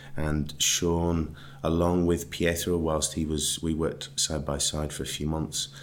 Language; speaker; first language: English; native; English